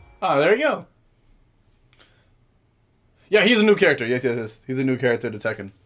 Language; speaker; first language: English; native; English